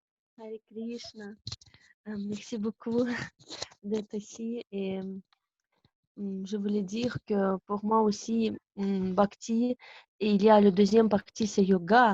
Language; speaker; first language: French; non-native, fluent; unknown